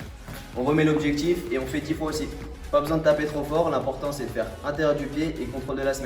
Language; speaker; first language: French; native; French